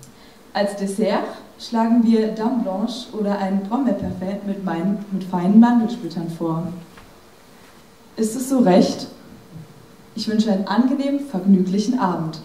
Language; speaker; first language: German; native; German